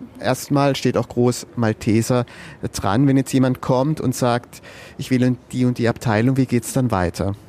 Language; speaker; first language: German; native; German